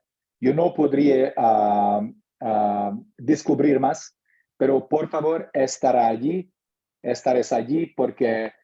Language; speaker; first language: Spanish; non-native, learner; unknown